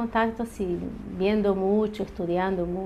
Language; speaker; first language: Spanish; early bilingual, heritage; Portuguese